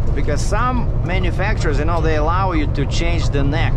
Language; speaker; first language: English; native; English